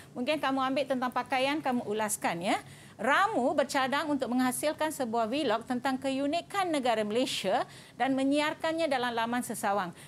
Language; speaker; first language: Malay; non-native, local second language; Tamil